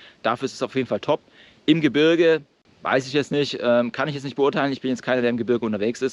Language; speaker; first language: German; native; German